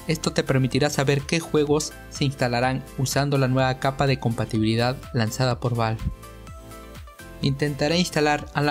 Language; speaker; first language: Spanish; native; Spanish